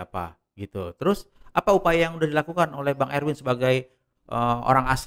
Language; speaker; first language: Indonesian; native; Indonesian